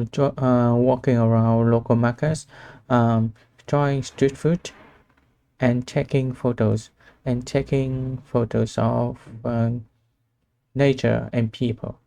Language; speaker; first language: English; non-native, learner; Vietnamese